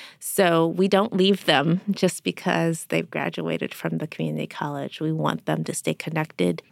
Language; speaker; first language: English; native; English